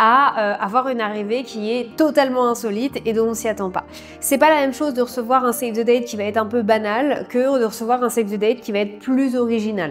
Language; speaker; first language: French; native; French